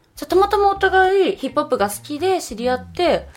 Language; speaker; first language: Japanese; native; Japanese